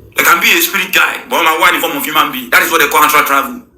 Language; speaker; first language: English; non-native, local second language; Yoruba